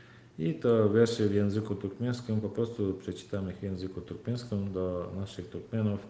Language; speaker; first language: Polish; non-native, learner; Turkmen